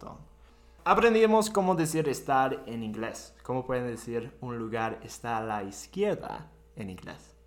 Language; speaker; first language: Spanish; non-native, fluent; English